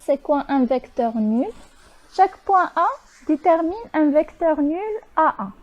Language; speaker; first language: French; non-native, local second language; Arabic